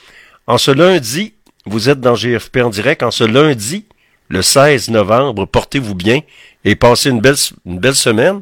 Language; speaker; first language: French; native; French